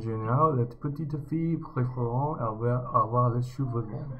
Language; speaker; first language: French; non-native, learner; English